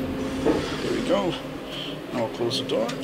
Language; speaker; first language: English; native; English